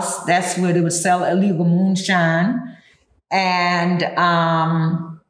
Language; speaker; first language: English; early bilingual, other home language; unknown